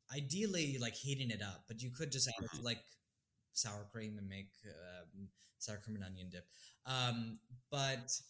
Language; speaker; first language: English; native; English